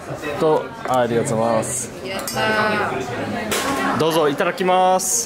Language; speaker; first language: Japanese; non-native, learner; German